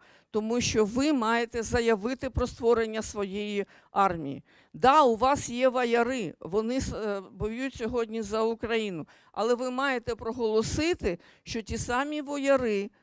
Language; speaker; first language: Ukrainian; native; Ukrainian